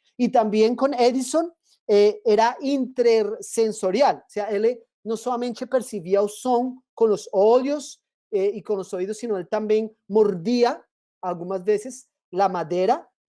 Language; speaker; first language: Portuguese; non-native, fluent; Spanish